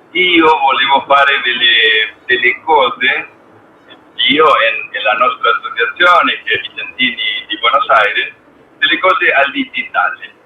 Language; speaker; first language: Italian; non-native, learner; Spanish